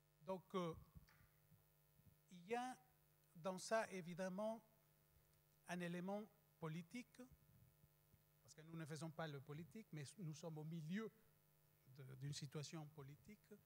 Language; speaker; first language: French; non-native, fluent; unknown